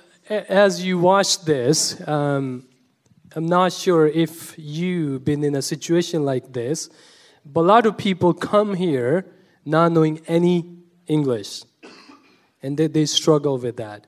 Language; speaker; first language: English; non-native, local second language; Punjabi